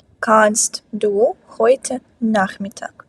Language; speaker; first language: German; non-native, fluent; Ukrainian